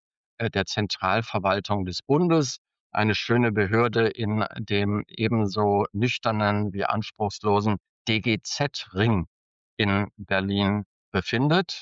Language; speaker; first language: German; native; German